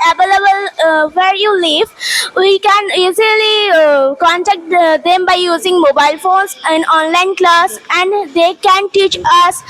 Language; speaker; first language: English; non-native, learner; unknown